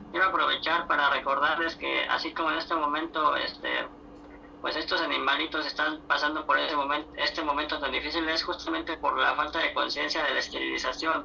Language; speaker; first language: Spanish; native; Spanish